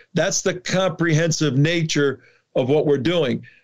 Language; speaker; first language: English; native; English